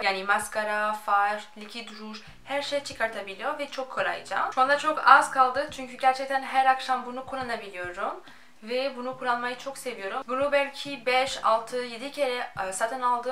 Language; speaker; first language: Turkish; non-native, fluent; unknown